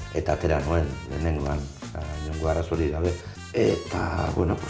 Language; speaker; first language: Basque; non-native, local second language; Spanish